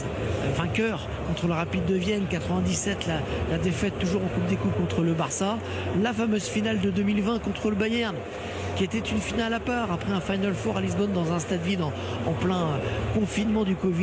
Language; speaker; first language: French; native; French